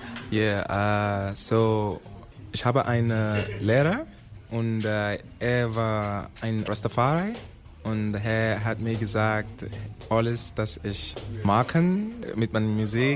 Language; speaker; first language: German; non-native, learner; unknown